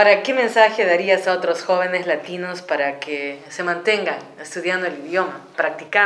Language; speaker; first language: Spanish; native; Spanish